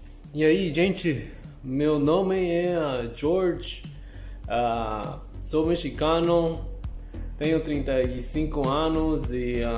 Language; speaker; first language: Portuguese; non-native, learner; Spanish